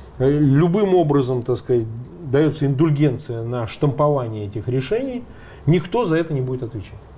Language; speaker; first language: Russian; native; Russian